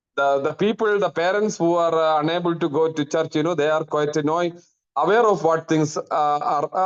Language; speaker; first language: English; non-native, local second language; Malayalam